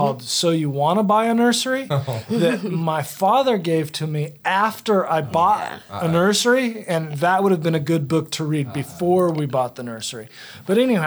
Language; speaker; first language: English; native; English